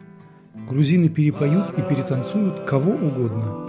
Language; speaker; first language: Russian; native; Russian